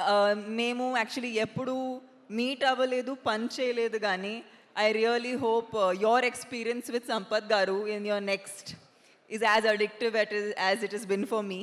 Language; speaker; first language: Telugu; non-native, local second language; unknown